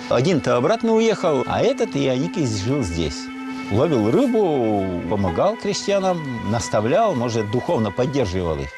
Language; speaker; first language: Russian; non-native, local second language; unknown